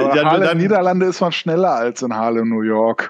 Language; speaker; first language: German; native; German